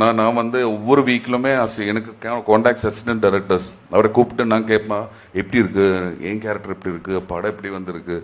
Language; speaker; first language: Tamil; non-native, learner; Malayalam